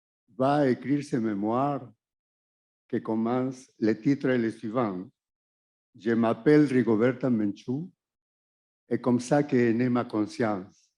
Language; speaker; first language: French; non-native, fluent; Spanish